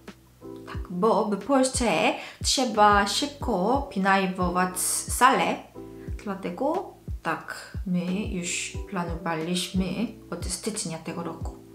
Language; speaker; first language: Polish; non-native, local second language; Korean